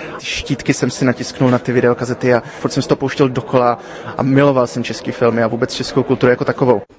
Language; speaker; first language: Czech; early bilingual, heritage; Czech